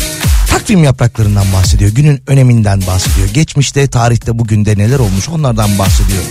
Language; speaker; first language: Turkish; native; Turkish